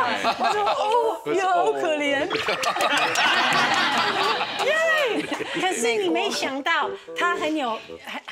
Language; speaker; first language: Chinese; non-native, fluent; Korean